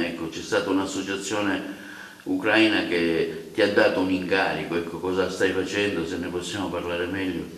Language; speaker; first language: Italian; native; Italian